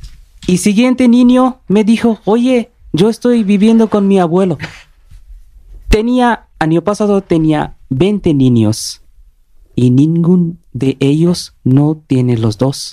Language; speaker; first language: Spanish; non-native, learner; Bangla